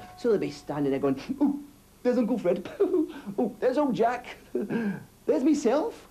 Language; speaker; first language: English; native; English